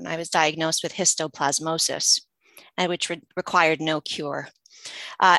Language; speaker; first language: English; early bilingual, other home language; Polish